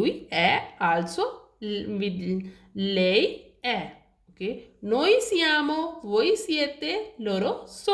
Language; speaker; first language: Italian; non-native, learner; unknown